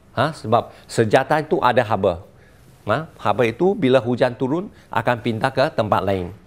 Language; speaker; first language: Malay; non-native, local second language; Chinese